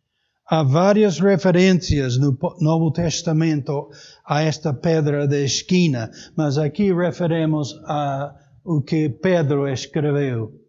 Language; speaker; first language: Portuguese; native; Portuguese